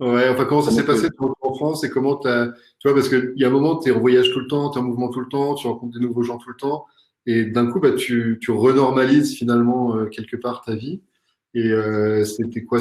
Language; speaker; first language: French; native; French